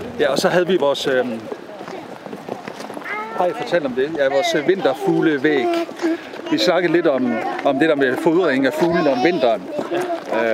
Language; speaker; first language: Danish; native; Danish